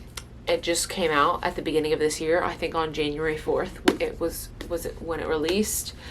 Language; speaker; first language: English; native; English